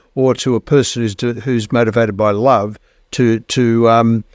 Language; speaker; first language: English; native; English